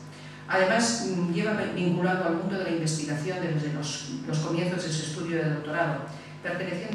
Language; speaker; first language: Spanish; native; Spanish